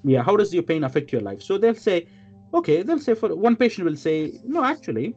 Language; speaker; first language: English; non-native, local second language; Malayalam